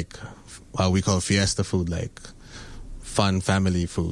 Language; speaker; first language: English; non-native, local second language; Filipino